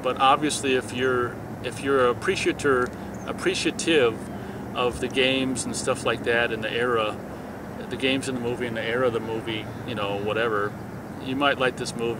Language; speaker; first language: English; native; English